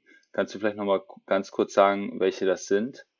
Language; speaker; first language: German; native; German